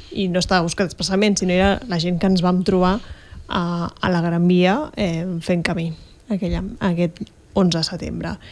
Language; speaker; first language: Catalan; native; Catalan